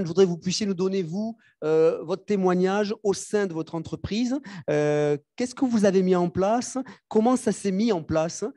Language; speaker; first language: French; native; French